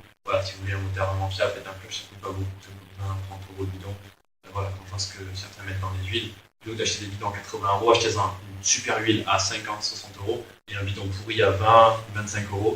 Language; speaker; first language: French; native; French